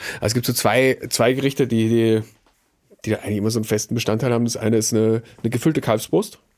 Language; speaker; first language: German; native; German